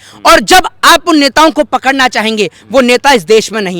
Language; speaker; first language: Hindi; native; Hindi